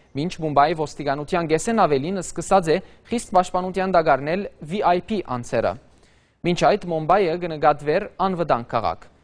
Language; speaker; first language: Armenian; early bilingual, heritage; Armenian